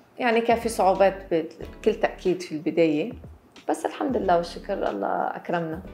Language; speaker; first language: Arabic; native; Arabic